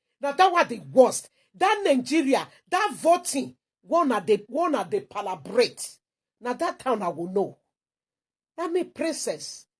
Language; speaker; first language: Nigerian Pidgin; non-native, local second language; Igbo